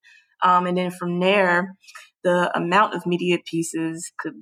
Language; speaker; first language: English; native; English